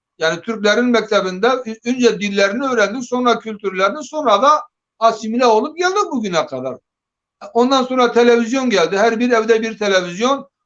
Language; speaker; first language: Turkish; non-native, local second language; Zaza